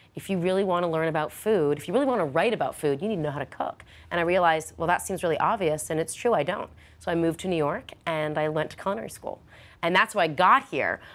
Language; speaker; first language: English; native; English